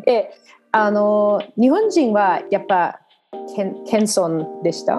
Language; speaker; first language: Japanese; non-native, fluent; English